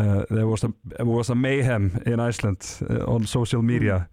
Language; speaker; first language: English; non-native, fluent; Icelandic